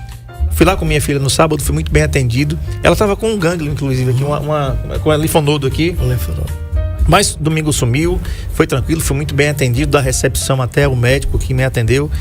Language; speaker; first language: Portuguese; native; Portuguese